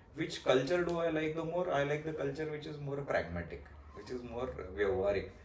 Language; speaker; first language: English; non-native, local second language; Marathi